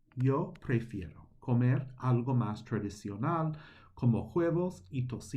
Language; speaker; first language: Spanish; non-native, fluent; English